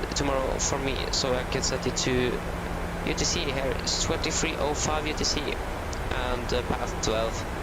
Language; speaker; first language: English; non-native, fluent; Norwegian